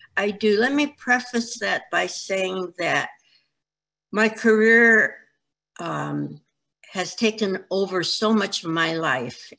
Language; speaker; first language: English; native; English